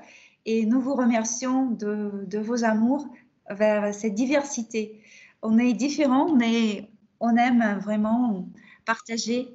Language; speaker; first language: French; non-native, fluent; Russian